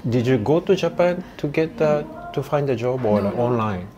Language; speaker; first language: English; non-native, fluent; Japanese